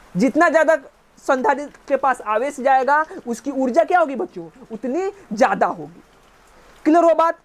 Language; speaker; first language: Hindi; native; Hindi